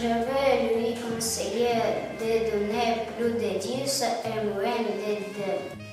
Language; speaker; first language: French; non-native, learner; Russian